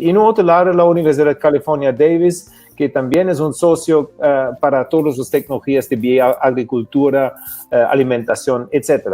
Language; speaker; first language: Spanish; non-native, fluent; German